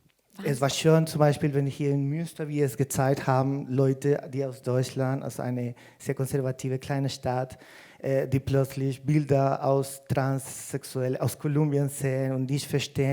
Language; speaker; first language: German; non-native, fluent; Spanish